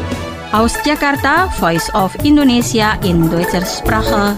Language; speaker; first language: German; non-native, fluent; Indonesian